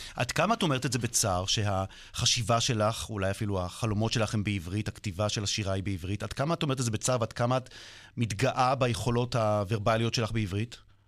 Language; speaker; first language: Hebrew; native; Hebrew